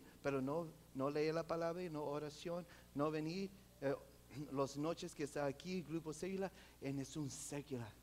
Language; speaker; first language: Spanish; non-native, local second language; English